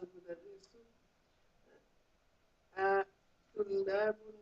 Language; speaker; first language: Arabic; non-native, learner; Bangla